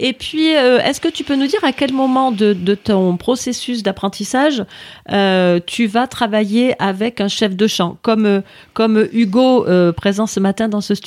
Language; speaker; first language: French; native; French